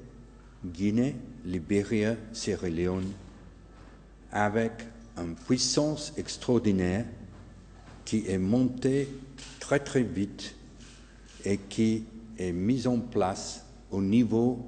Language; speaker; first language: French; non-native, fluent; English